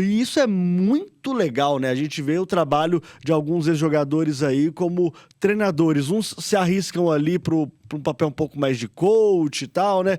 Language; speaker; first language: Portuguese; native; Portuguese